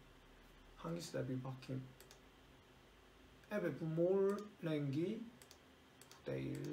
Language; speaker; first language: Turkish; non-native, learner; Korean